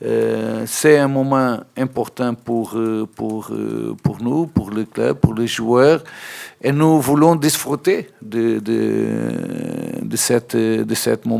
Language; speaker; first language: French; non-native, fluent; Portuguese